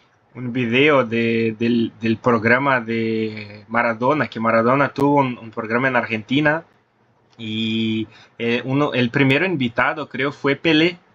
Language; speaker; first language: Spanish; non-native, fluent; Portuguese